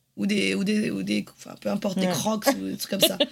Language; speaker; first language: French; native; French